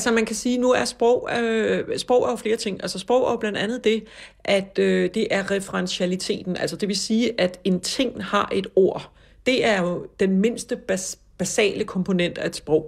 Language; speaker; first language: Danish; native; Danish